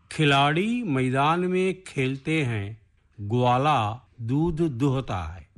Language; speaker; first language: Hindi; non-native, local second language; Telugu